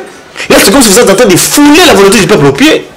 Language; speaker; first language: French; non-native, local second language; Lingala